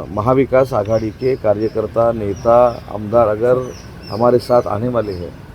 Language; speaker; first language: Hindi; non-native, local second language; Marathi